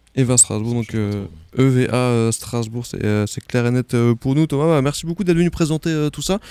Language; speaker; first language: French; native; French